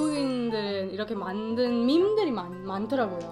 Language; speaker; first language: Korean; non-native, fluent; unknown